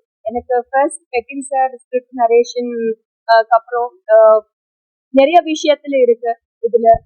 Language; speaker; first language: Tamil; non-native, fluent; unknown